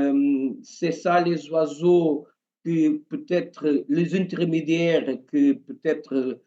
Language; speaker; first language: French; non-native, learner; Portuguese